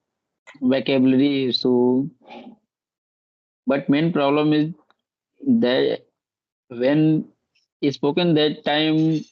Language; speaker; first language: English; non-native, learner; Bhojpuri